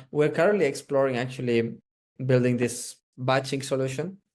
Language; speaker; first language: English; non-native, fluent; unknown